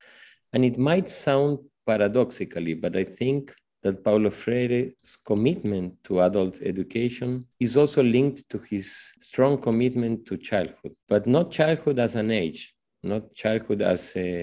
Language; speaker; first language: English; non-native, fluent; Spanish